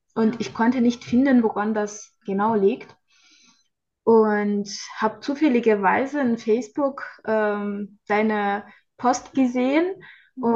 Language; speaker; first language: German; non-native, fluent; Turkish